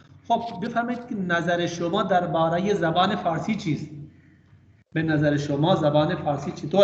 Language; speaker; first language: Persian; non-native, fluent; Urdu